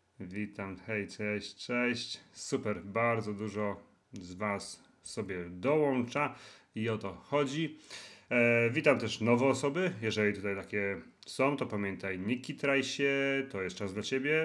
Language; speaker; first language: Polish; native; Polish